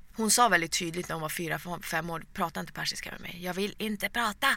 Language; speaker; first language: Swedish; early bilingual, other home language; Persian